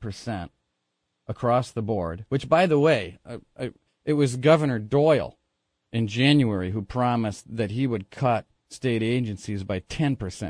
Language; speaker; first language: English; native; English